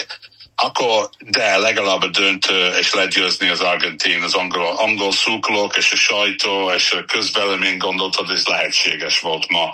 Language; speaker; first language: Hungarian; non-native, fluent; English